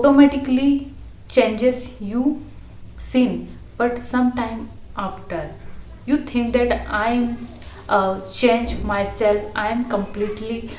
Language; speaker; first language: English; non-native, learner; Hindi